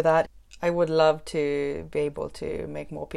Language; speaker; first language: English; non-native, fluent; Swedish